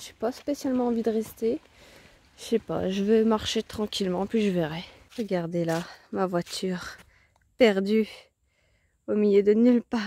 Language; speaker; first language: French; native; French